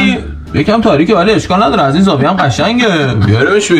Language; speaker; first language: Persian; native; Persian